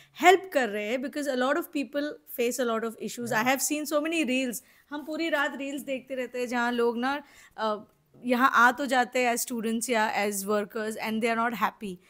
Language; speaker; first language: Hindi; native; Hindi